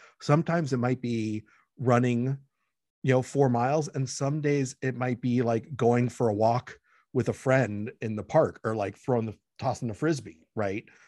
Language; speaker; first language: English; early bilingual, other home language; Spanish